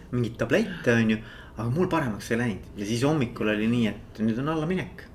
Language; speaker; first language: Estonian; native; Estonian